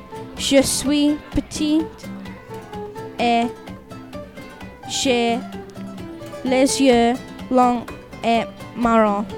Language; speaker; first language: French; non-native, learner; English